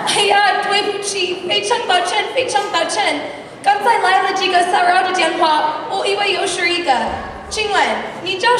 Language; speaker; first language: Chinese; non-native, learner; English